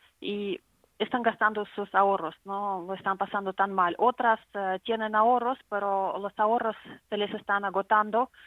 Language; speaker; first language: Spanish; non-native, fluent; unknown